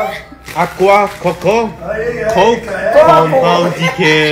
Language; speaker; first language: Portuguese; non-native, learner; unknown